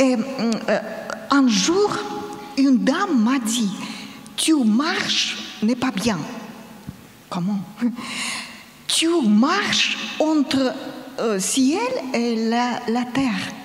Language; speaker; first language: French; non-native, learner; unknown